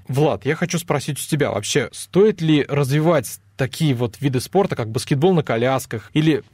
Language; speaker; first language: Russian; native; Russian